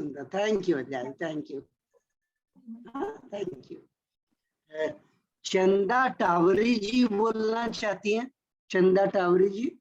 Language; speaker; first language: Hindi; native; Hindi